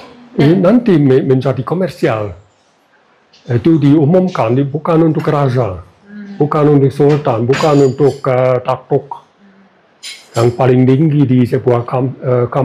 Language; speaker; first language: Indonesian; non-native, fluent; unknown